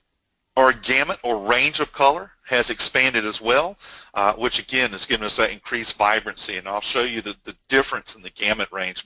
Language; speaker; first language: English; native; English